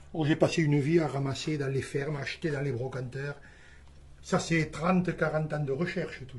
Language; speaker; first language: French; native; French